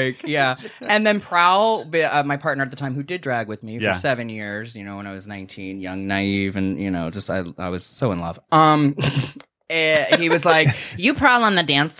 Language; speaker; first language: English; native; English